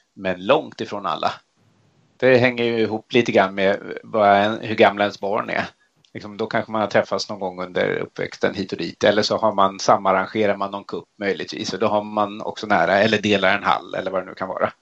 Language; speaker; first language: Swedish; native; Swedish